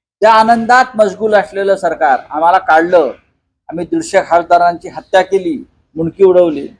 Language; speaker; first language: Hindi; non-native, local second language; Marathi